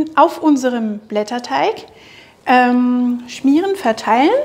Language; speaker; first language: German; non-native, fluent; French